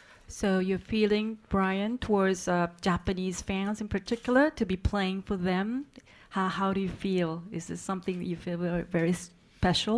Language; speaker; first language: English; non-native, fluent; Japanese